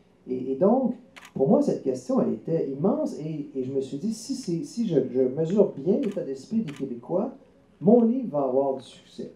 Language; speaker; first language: French; native; French